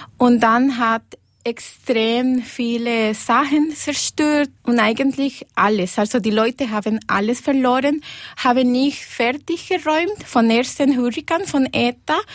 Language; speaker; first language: German; non-native, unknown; Spanish